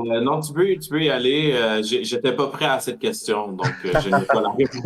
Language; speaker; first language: French; native; French